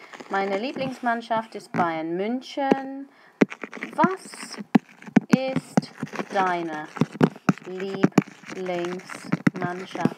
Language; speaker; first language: German; non-native, fluent; English